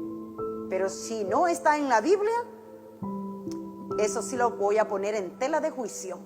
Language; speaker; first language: Spanish; native; Spanish